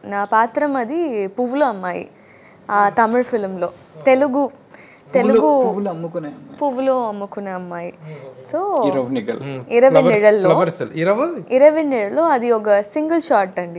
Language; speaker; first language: Telugu; non-native, learner; Tamil